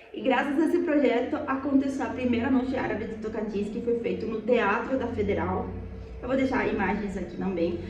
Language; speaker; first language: Portuguese; non-native, fluent; Spanish